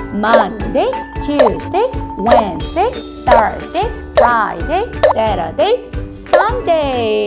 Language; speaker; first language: English; non-native, fluent; Korean